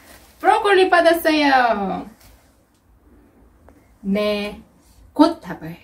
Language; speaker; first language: Korean; non-native, fluent; Russian